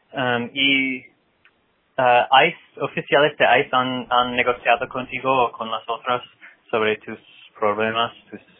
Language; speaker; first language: Spanish; non-native, fluent; English